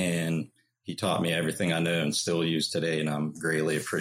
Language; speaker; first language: English; native; English